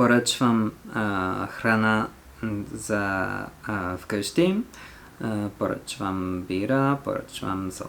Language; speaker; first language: Bulgarian; non-native, learner; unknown